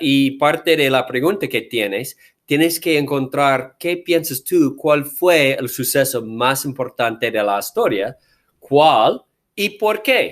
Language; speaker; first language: Spanish; non-native, fluent; English